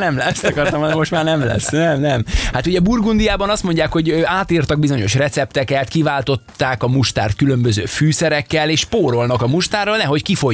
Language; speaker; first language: Hungarian; native; Hungarian